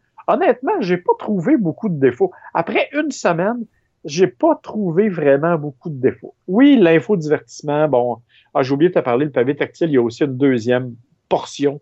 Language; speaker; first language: French; native; French